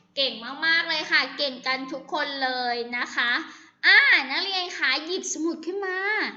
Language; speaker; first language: Thai; native; Thai